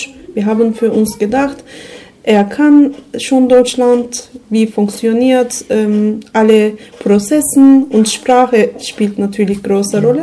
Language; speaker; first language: German; non-native, learner; Turkish